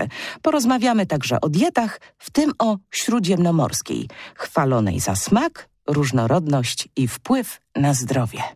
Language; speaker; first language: Polish; native; Polish